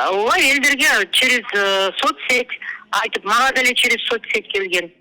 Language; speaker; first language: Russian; non-native, local second language; Kyrgyz